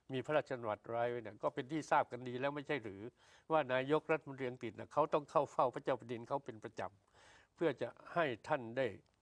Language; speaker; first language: Thai; native; Thai